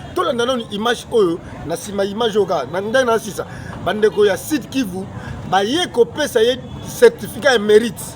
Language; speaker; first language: Lingala; non-native, local second language; Kituba (Democratic Republic of Congo)